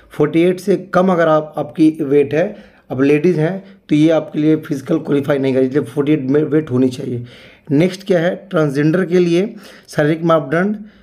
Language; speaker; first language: Hindi; native; Hindi